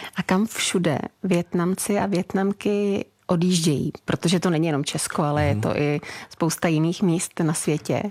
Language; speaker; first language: Czech; native; Czech